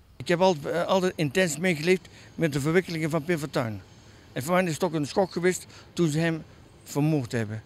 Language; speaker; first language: Dutch; native; Dutch